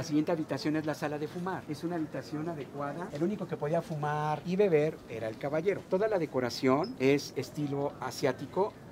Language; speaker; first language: Spanish; native; Spanish